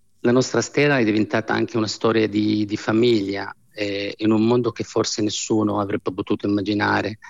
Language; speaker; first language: Italian; non-native, fluent; Arabic